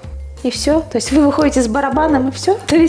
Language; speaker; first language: Russian; native; Russian